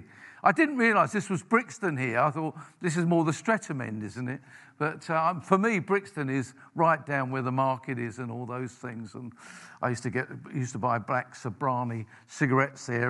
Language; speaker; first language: English; native; English